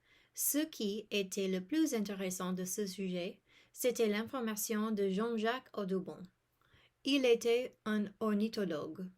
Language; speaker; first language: French; non-native, fluent; English